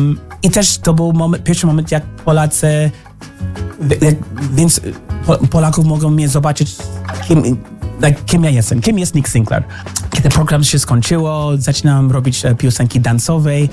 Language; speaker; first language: Polish; non-native, learner; English